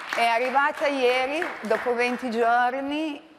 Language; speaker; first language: Italian; non-native, fluent; Croatian